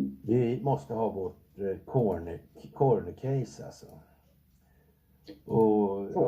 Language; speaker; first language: Swedish; native; Swedish